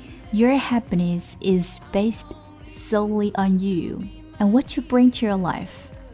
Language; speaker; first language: English; non-native, fluent; Chinese